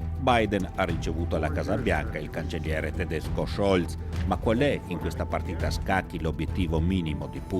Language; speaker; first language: Italian; native; Italian